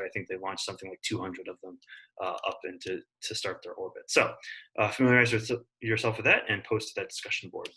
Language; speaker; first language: English; native; English